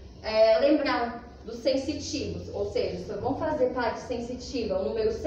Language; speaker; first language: Portuguese; native; Portuguese